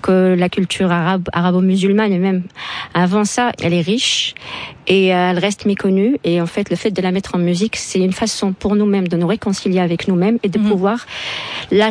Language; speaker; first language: French; non-native, local second language; Arabic